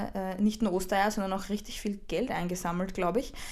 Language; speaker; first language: German; early bilingual, heritage; Czech